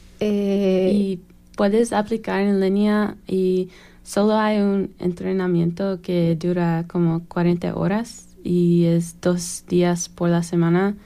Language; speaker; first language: Spanish; non-native, learner; English